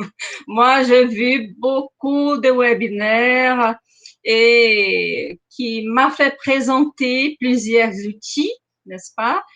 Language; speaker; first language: French; non-native, fluent; Portuguese